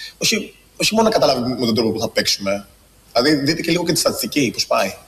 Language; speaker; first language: Greek; early bilingual, other home language; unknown